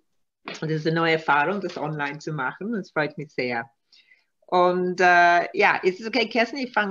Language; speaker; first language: German; non-native, learner; Maltese